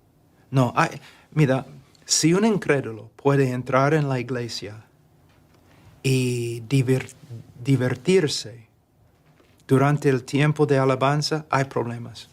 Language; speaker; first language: Spanish; non-native, fluent; English